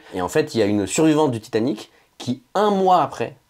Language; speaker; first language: French; native; French